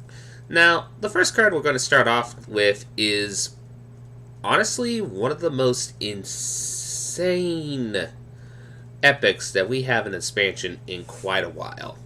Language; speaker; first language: English; native; English